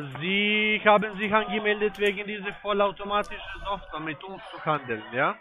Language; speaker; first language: German; non-native, learner; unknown